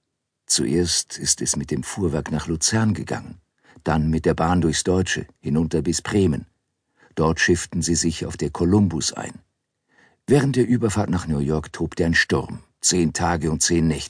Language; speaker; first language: German; native; German